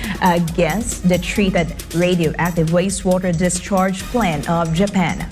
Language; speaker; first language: English; non-native, local second language; Filipino